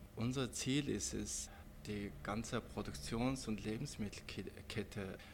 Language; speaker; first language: German; non-native, fluent; Mongolian